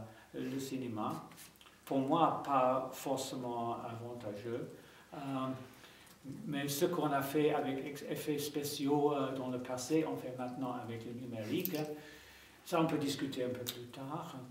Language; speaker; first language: French; non-native, fluent; English